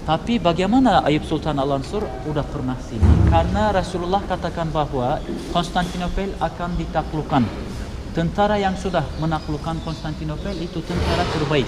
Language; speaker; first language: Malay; non-native, fluent; Turkish